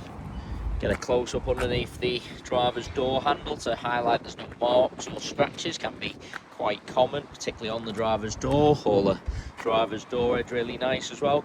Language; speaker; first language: English; native; English